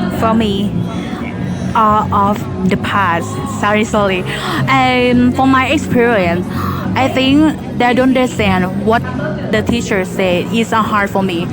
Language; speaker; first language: English; non-native, learner; Thai